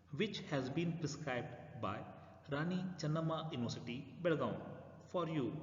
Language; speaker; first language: English; non-native, local second language; Kannada